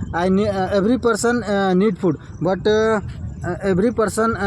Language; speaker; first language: English; non-native, learner; Hindi